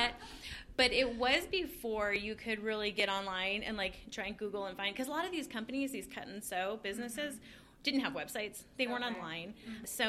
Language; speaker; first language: English; native; English